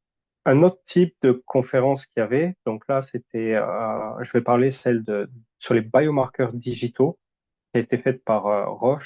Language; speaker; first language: French; native; French